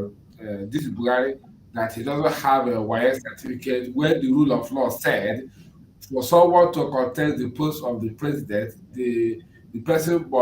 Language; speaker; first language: English; non-native, local second language; Igbo